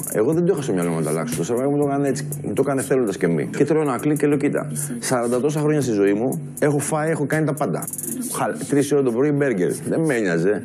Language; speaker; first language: Greek; early bilingual, heritage; Greek